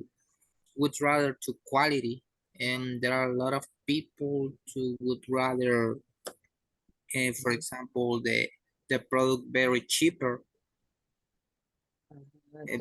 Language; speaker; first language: English; non-native, learner; Spanish